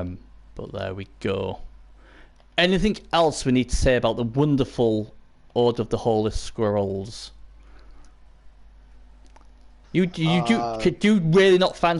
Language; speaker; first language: English; native; English